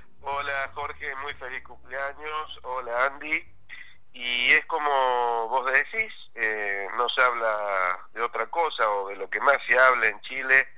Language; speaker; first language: Spanish; native; Spanish